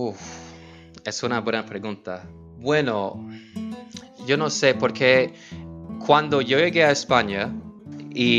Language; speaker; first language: Spanish; non-native, learner; English